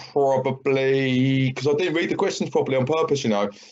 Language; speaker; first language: English; native; English